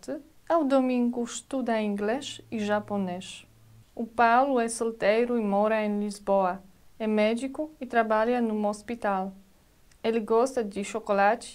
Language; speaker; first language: Portuguese; non-native, fluent; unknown